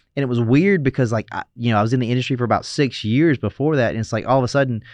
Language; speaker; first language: English; native; English